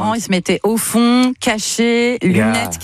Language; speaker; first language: French; native; French